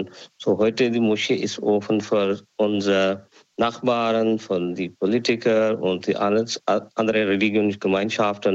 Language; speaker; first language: German; non-native, learner; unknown